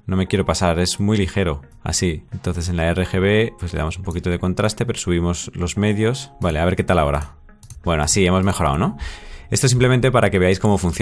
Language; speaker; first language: Spanish; native; Spanish